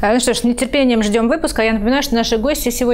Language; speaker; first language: Russian; native; Russian